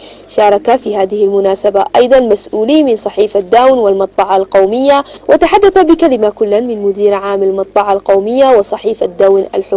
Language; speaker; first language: Arabic; non-native, local second language; Somali